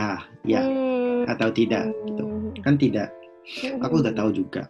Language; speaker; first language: Indonesian; non-native, local second language; Japanese